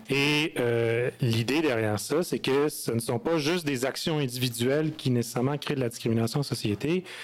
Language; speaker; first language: French; native; French